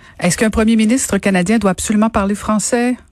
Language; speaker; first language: French; native; French